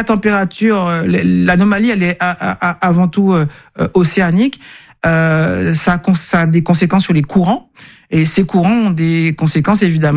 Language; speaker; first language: French; native; French